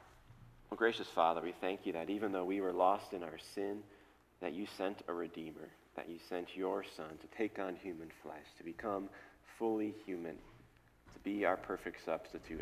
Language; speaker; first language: English; native; English